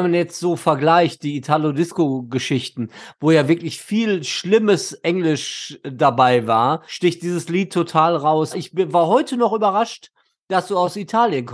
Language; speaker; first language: German; native; German